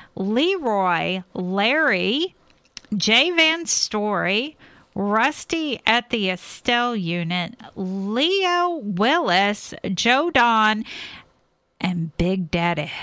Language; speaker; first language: English; native; English